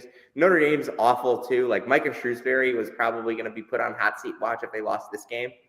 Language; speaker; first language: English; native; English